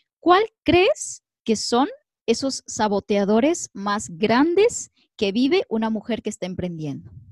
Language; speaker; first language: Spanish; native; Spanish